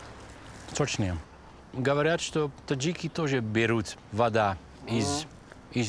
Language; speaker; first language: Russian; non-native, learner; Dutch